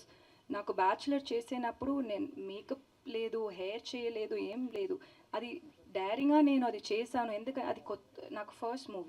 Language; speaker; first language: Telugu; non-native, learner; Tamil